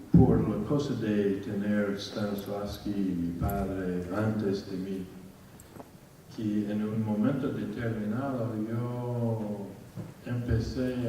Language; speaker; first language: Spanish; non-native, fluent; English